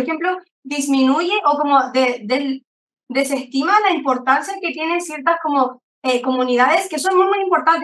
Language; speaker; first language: Spanish; native; Spanish